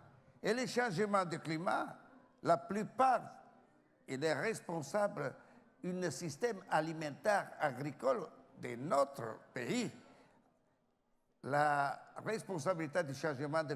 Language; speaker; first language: French; non-native, learner; Italian